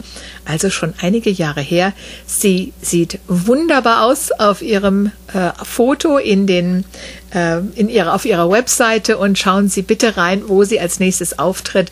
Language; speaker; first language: German; native; German